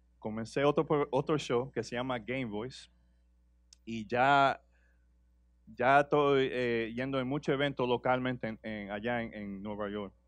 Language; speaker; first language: Spanish; early bilingual, heritage; Spanish